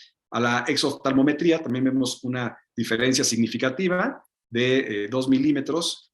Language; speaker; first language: Spanish; native; Spanish